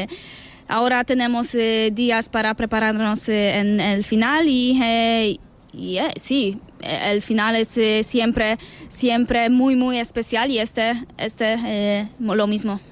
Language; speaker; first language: Spanish; non-native, learner; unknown